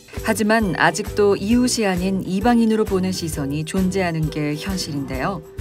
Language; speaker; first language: Korean; native; Korean